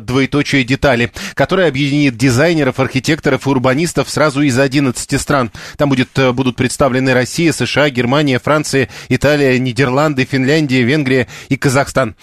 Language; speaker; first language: Russian; native; Russian